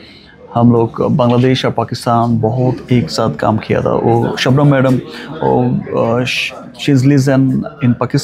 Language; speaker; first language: Hindi; non-native, learner; Bangla